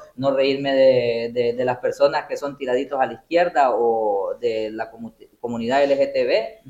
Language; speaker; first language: Spanish; native; Spanish